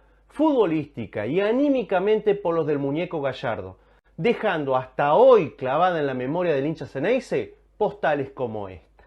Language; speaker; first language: Spanish; native; Spanish